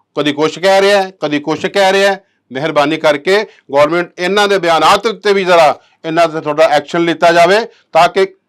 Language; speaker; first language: Punjabi; native; Punjabi